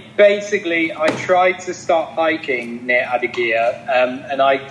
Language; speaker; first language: English; native; English